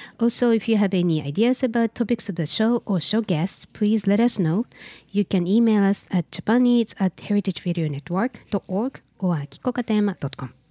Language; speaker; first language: English; non-native, fluent; Japanese